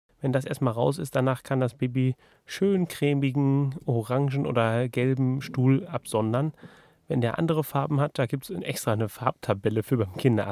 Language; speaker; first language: German; native; German